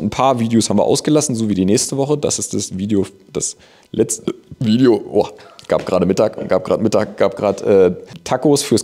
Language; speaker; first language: German; native; German